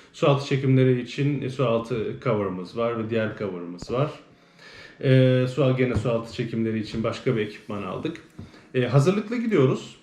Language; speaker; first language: Turkish; early bilingual, heritage; Turkish